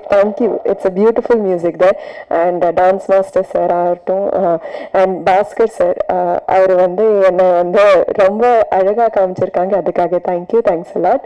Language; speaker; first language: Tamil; non-native, fluent; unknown